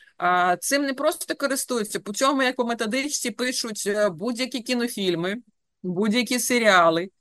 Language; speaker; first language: Ukrainian; native; Ukrainian